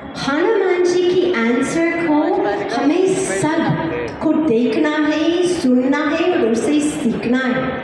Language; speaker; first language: Hindi; non-native, fluent; English